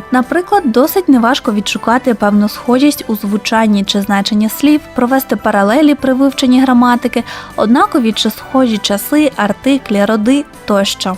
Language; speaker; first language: Ukrainian; native; Ukrainian